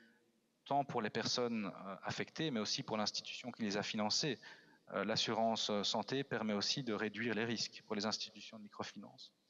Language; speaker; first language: French; native; French